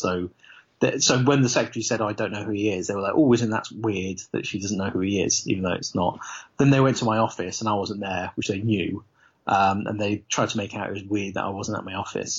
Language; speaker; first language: English; native; English